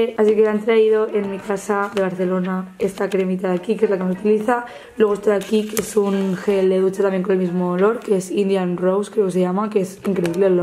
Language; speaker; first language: Spanish; native; Spanish